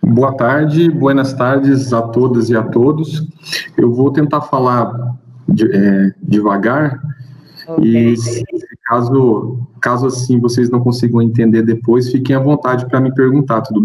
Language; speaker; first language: Portuguese; native; Portuguese